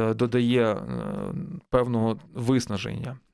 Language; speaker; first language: Ukrainian; native; Ukrainian